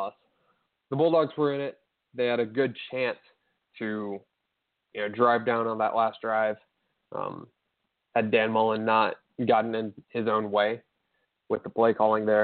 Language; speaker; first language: English; native; English